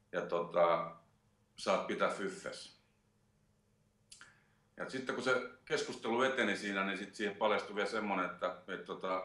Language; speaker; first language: Finnish; native; Finnish